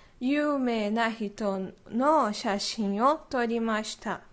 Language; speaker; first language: Japanese; non-native, learner; Portuguese